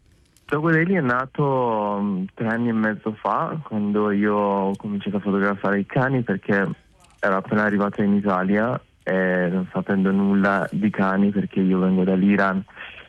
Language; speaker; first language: Italian; non-native, fluent; Persian